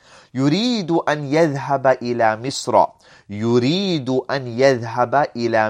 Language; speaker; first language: Arabic; non-native, fluent; English